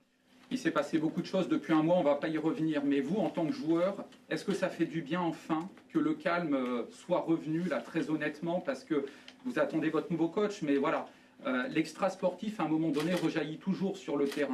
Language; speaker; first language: French; native; French